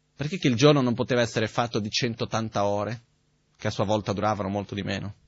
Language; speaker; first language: Italian; native; Italian